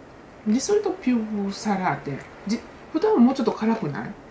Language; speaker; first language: Italian; non-native, learner; Japanese